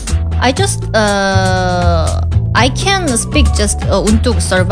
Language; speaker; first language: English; non-native, learner; Korean